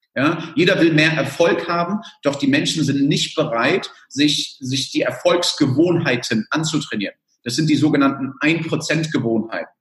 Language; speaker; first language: German; early bilingual, other home language; Spanish